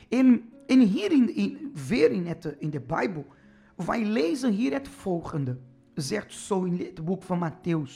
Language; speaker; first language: Dutch; non-native, fluent; Portuguese